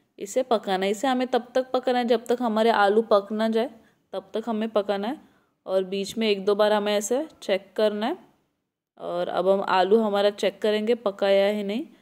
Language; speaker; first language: Hindi; native; Hindi